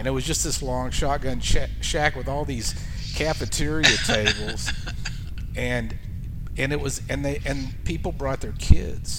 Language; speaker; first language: English; native; English